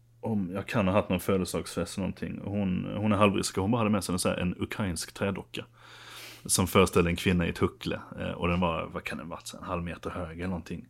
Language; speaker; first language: Swedish; native; Swedish